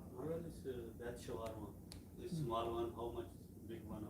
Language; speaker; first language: English; non-native, learner; Punjabi